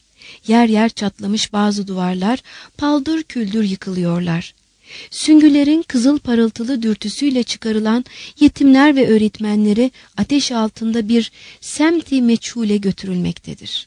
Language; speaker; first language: Turkish; native; Turkish